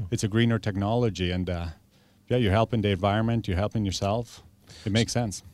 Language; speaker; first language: English; early bilingual, other home language; Spanish